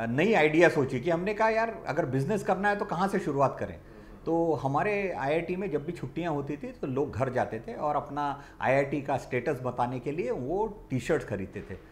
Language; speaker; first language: Hindi; non-native, local second language; Marathi